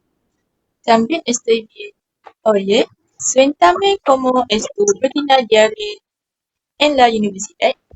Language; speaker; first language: Spanish; non-native, learner; Malay